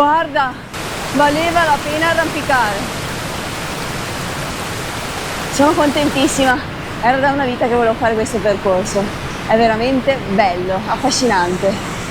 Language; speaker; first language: Italian; native; Italian